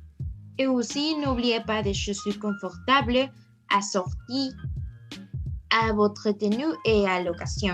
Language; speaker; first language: French; non-native, learner; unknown